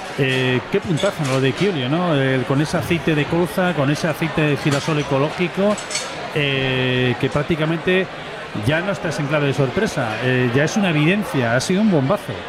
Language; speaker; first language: Spanish; native; Spanish